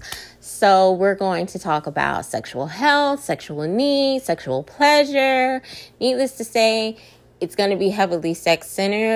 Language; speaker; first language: English; native; English